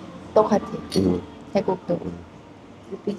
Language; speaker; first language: Korean; non-native, learner; Thai